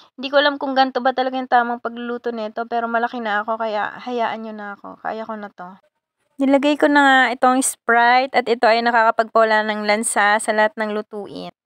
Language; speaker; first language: Filipino; non-native, local second language; Bikol